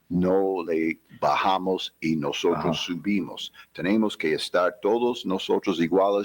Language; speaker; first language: Spanish; non-native, fluent; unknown